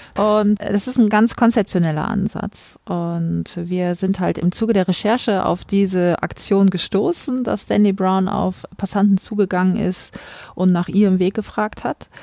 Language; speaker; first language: German; native; German